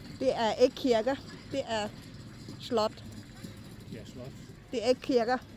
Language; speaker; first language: Danish; non-native, learner; Thai